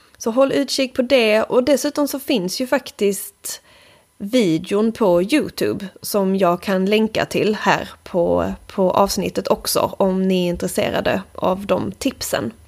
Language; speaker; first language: Swedish; native; Swedish